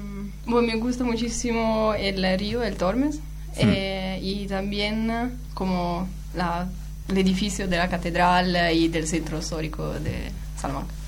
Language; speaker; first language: Spanish; non-native, learner; Italian